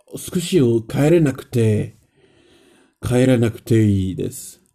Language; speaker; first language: Japanese; non-native, learner; Portuguese